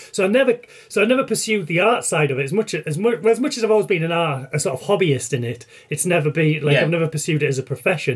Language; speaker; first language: English; native; English